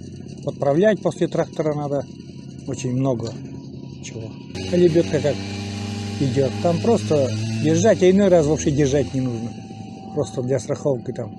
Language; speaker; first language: Russian; native; Russian